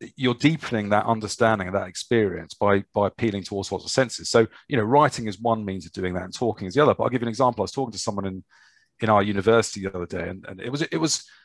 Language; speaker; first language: English; native; English